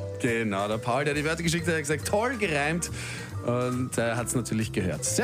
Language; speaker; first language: German; native; German